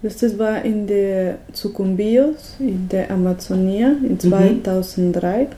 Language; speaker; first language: German; non-native, learner; Spanish